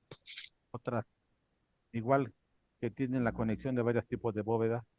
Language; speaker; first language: Spanish; native; Spanish